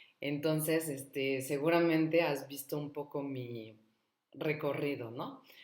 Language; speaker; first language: Spanish; non-native, fluent; French